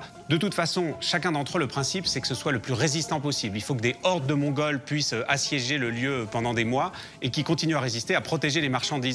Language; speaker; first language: French; native; French